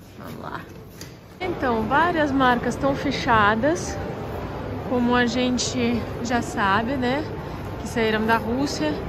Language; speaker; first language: Portuguese; non-native, fluent; Russian